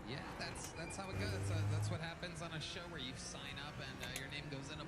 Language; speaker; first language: English; native; English